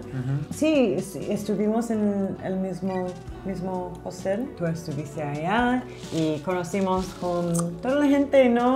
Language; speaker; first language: Spanish; non-native, learner; English